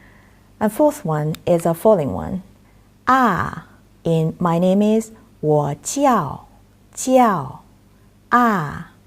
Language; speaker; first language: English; non-native, fluent; Chinese